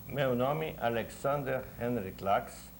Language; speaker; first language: Portuguese; non-native, fluent; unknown